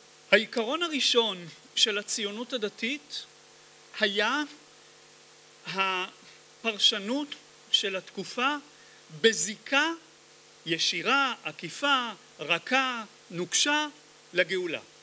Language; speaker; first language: Hebrew; native; Hebrew